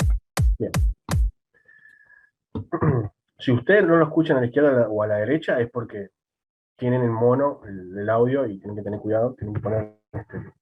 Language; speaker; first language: Spanish; native; Spanish